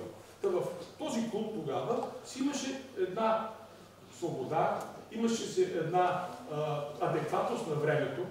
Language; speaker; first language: Bulgarian; native; Bulgarian